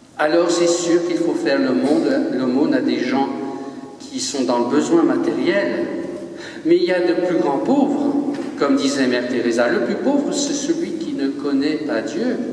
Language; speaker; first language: French; native; French